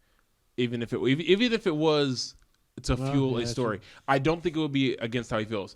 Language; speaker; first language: English; native; English